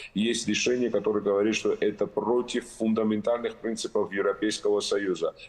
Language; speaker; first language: Russian; non-native, local second language; Georgian